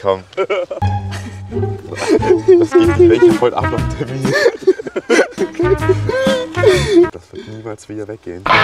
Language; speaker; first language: German; native; German